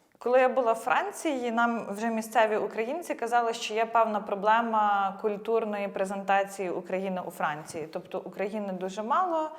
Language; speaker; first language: Ukrainian; native; Ukrainian